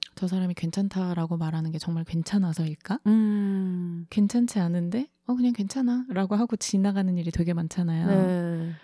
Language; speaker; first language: Korean; native; Korean